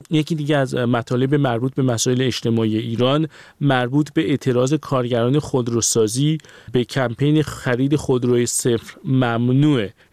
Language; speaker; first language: Persian; non-native, local second language; Armenian